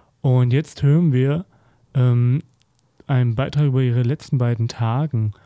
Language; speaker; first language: German; native; German